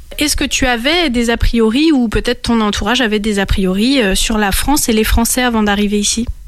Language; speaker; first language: French; native; French